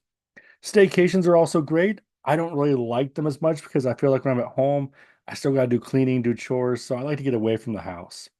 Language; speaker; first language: English; native; English